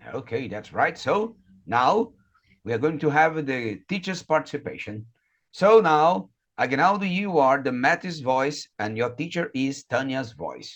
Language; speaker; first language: English; non-native, fluent; Portuguese